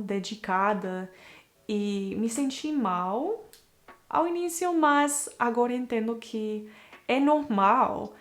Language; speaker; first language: Portuguese; non-native, fluent; English